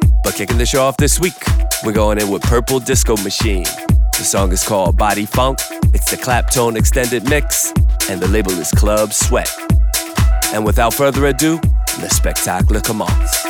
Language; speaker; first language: English; native; English